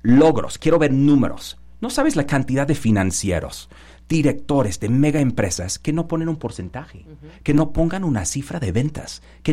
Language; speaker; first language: Spanish; non-native, fluent; English